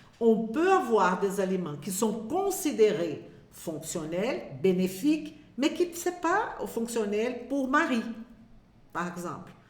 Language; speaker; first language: French; non-native, fluent; Portuguese